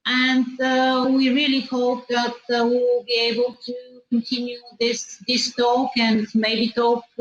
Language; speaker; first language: English; non-native, fluent; Bulgarian